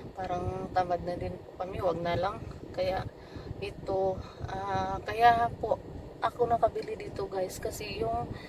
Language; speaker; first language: Filipino; non-native, local second language; Cebuano